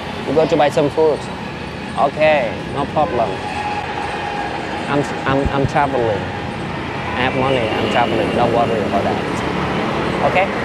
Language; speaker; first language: English; non-native, learner; Vietnamese